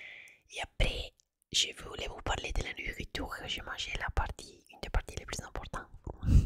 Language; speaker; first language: French; non-native, fluent; Italian